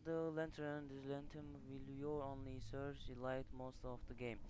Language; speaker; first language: English; non-native, learner; Turkish